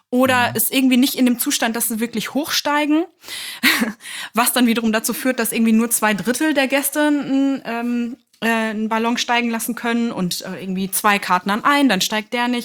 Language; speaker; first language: German; native; German